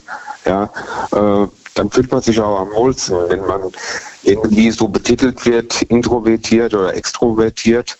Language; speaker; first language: German; native; German